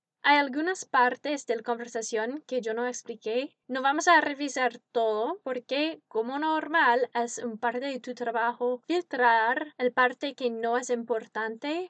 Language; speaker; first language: Spanish; non-native, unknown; English